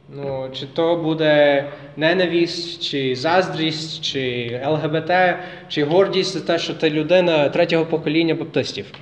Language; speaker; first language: Ukrainian; non-native, fluent; English